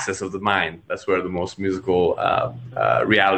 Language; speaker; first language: English; non-native, local second language; Nepali